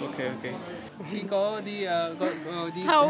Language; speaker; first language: Vietnamese; non-native, learner; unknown